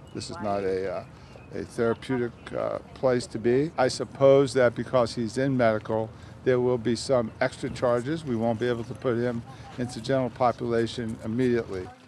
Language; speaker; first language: English; native; English